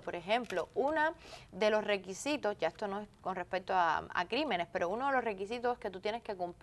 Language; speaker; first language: Spanish; native; Spanish